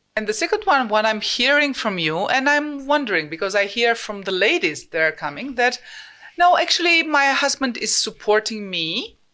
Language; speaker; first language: English; non-native, fluent; Romanian